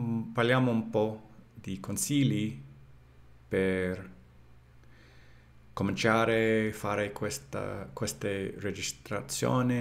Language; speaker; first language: Italian; non-native, learner; English